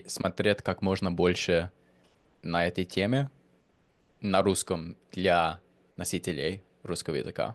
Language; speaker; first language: Russian; non-native, fluent; English